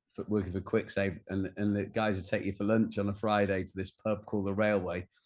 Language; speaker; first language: English; native; English